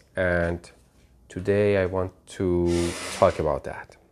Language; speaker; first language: English; non-native, fluent; Persian